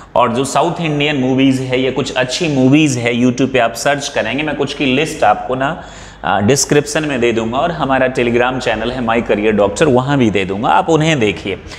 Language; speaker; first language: Hindi; non-native, local second language; Maithili